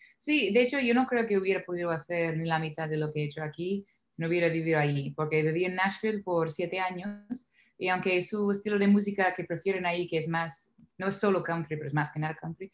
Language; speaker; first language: Spanish; non-native, fluent; English